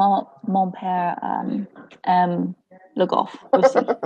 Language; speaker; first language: French; non-native, learner; English